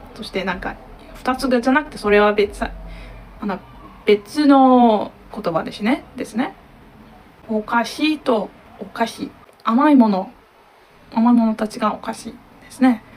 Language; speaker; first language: Japanese; non-native, learner; Turkish